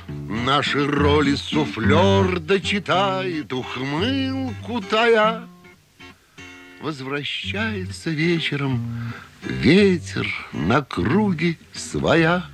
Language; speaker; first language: Russian; native; Russian